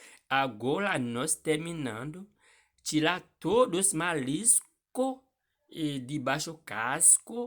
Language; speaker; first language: Portuguese; non-native, learner; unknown